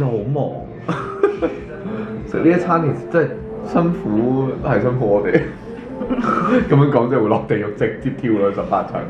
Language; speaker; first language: Chinese; native; Chinese